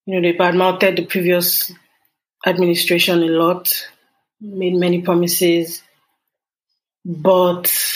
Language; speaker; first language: English; non-native, local second language; Yoruba